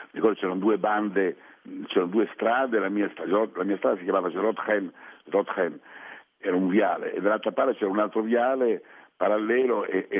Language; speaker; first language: Italian; early bilingual, other home language; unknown